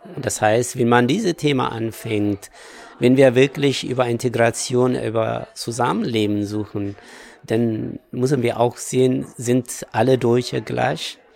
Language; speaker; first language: German; non-native, fluent; Amharic